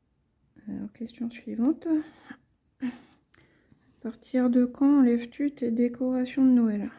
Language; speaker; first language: French; native; French